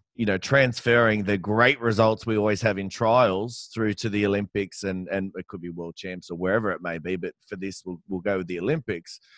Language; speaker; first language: English; native; English